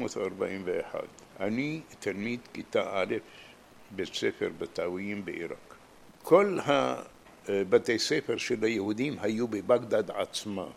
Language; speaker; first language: Hebrew; non-native, fluent; Arabic